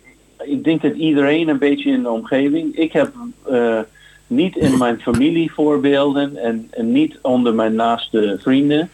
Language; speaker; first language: Dutch; non-native, fluent; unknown